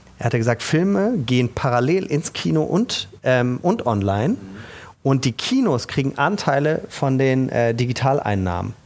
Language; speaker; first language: German; native; German